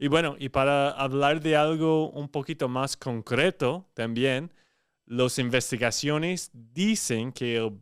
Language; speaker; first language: Spanish; non-native, fluent; English